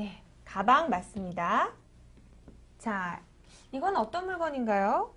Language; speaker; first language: Korean; native; Korean